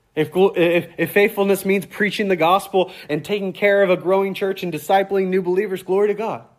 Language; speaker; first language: English; native; English